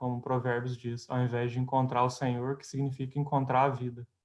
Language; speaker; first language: Portuguese; native; Portuguese